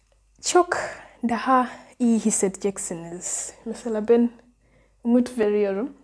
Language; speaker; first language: Turkish; non-native, learner; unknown